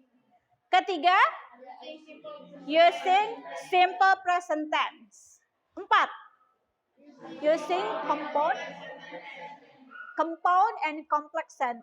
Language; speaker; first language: English; non-native, learner; Indonesian